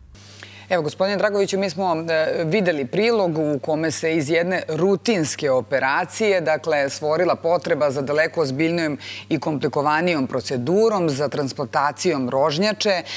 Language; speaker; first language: Bosnian; native; Bosnian